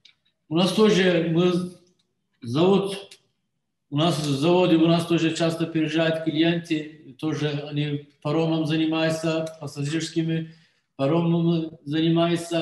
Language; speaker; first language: Russian; non-native, learner; Turkish